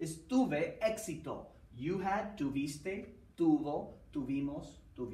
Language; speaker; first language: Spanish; non-native, fluent; English